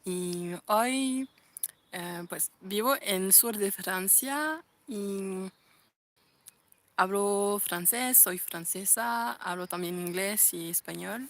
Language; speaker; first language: Spanish; non-native, fluent; French